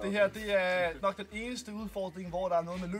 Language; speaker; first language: Danish; native; Danish